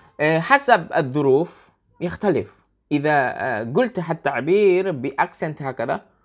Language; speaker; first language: Arabic; non-native, learner; Korean